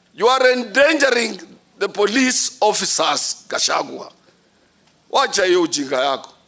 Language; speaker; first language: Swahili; non-native, local second language; Luyia